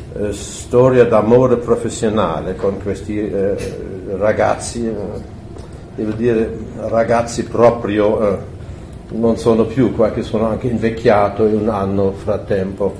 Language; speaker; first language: Italian; non-native, fluent; German